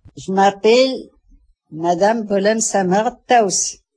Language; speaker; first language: French; non-native, learner; Kabyle